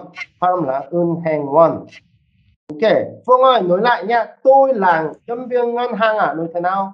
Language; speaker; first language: Vietnamese; non-native, fluent; Korean